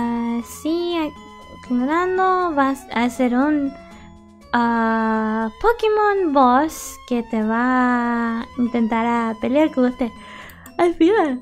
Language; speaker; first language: Spanish; early bilingual, heritage; Spanish